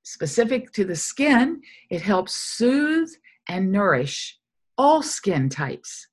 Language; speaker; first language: English; native; English